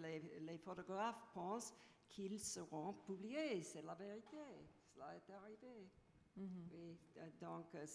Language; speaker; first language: French; non-native, fluent; English